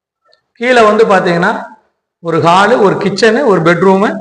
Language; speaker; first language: Tamil; native; Tamil